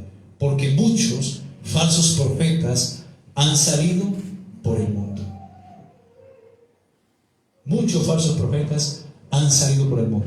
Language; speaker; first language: Spanish; native; Spanish